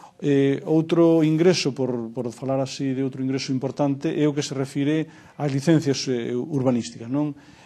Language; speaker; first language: Galician; native; Galician